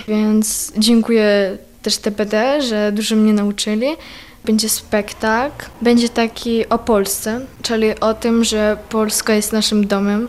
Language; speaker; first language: Polish; early bilingual, other home language; Ukrainian